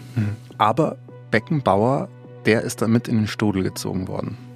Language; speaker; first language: German; native; German